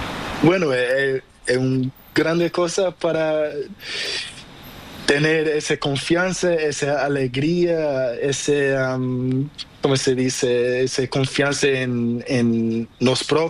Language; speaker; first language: Spanish; non-native, learner; Portuguese